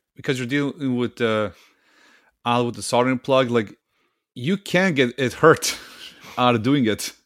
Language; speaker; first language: English; non-native, fluent; Serbian